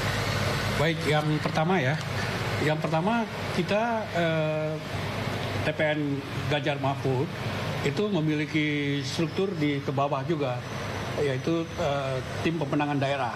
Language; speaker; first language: Indonesian; native; Indonesian